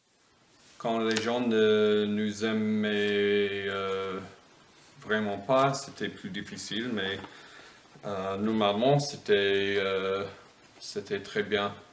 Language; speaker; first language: French; non-native, fluent; English